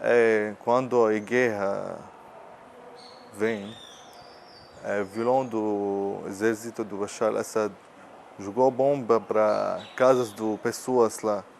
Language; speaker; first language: Portuguese; non-native, learner; Arabic